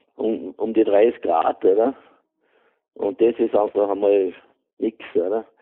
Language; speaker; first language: German; native; German